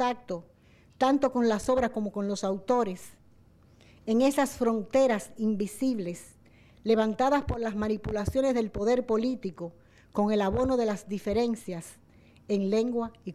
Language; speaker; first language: Spanish; native; Spanish